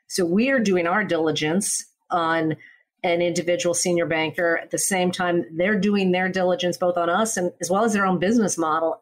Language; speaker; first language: English; native; English